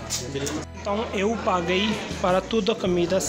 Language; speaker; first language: Portuguese; non-native, learner; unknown